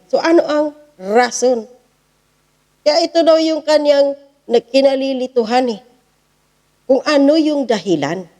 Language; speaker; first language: Filipino; non-native, local second language; Cebuano